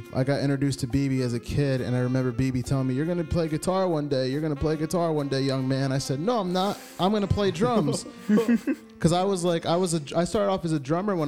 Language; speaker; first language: English; native; English